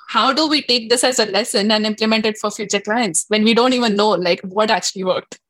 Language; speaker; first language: English; non-native, local second language; Hindi